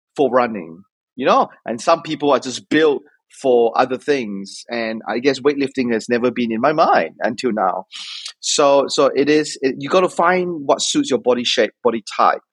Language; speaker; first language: English; native; English